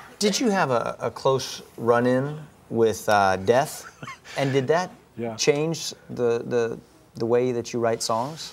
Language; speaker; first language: English; native; English